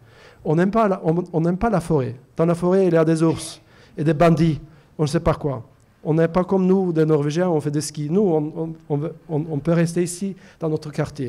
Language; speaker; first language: French; non-native, fluent; Norwegian